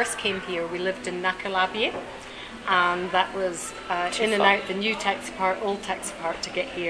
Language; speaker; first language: English; native; English